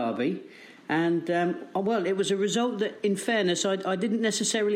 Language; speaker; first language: English; native; English